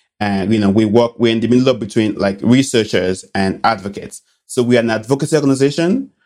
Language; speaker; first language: English; non-native, local second language; Bini